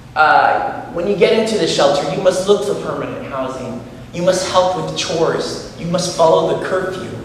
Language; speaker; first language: English; native; English